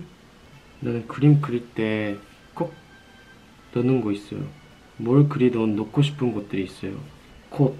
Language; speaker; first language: Korean; non-native, fluent; Japanese